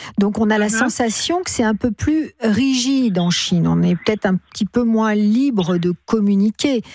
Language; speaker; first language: French; native; French